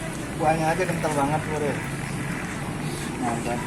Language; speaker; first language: Indonesian; non-native, local second language; Sundanese